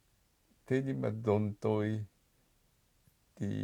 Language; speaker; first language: Vietnamese; non-native, fluent; Japanese